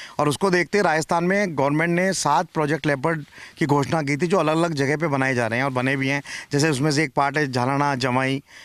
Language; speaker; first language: Hindi; native; Hindi